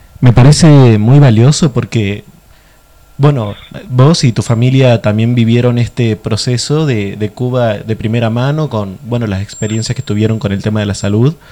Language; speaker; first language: Spanish; native; Spanish